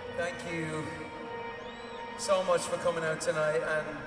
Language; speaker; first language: English; native; English